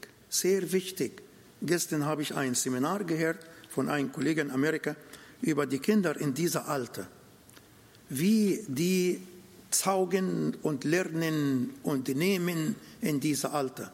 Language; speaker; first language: German; non-native, fluent; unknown